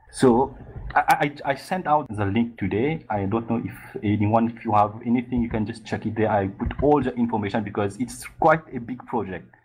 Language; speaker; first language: English; non-native, fluent; Morisyen